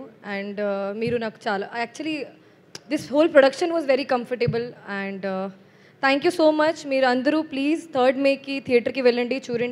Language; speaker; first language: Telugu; non-native, fluent; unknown